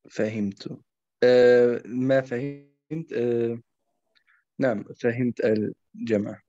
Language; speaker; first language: Arabic; non-native, learner; German